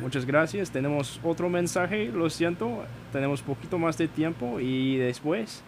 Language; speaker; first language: Spanish; non-native, learner; English